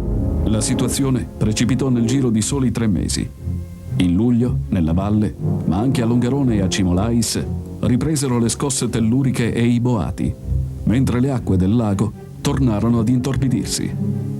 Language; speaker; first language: Italian; native; Italian